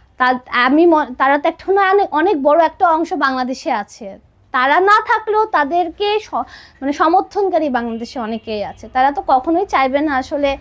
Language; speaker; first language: Bangla; non-native, local second language; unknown